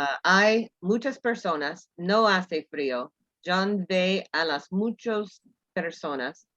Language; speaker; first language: Spanish; non-native, learner; English